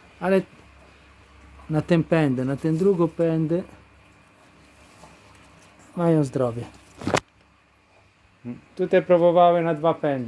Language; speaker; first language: Polish; non-native, learner; Italian